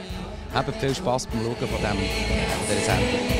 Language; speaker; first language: German; native; German